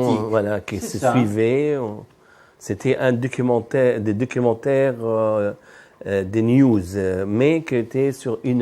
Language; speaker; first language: French; non-native, fluent; Arabic